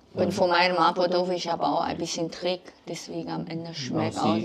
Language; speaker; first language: German; non-native, learner; Chinese